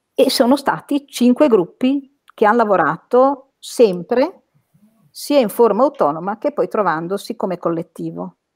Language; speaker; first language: Italian; native; Italian